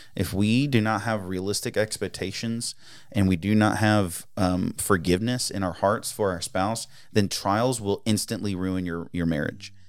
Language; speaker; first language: English; native; English